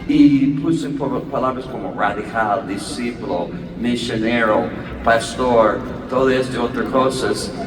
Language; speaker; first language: Spanish; non-native, learner; English